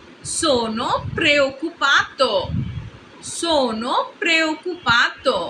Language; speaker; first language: Italian; non-native, fluent; Bangla